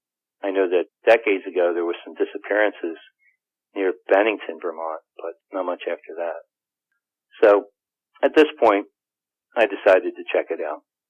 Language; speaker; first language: English; native; English